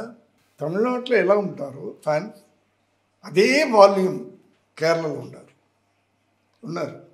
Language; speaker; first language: Telugu; non-native, learner; Tamil